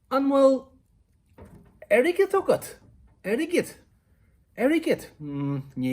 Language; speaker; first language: Irish; non-native, local second language; English